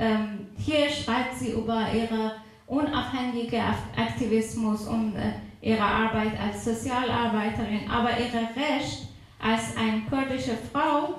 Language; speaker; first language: German; non-native, fluent; Persian